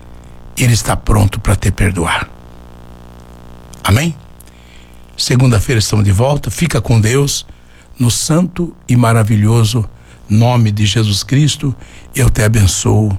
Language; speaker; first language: Portuguese; native; Portuguese